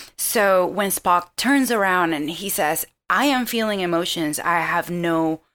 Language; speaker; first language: English; non-native, fluent; Spanish